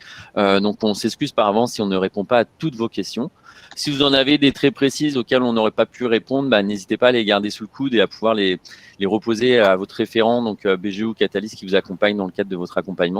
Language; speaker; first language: French; native; French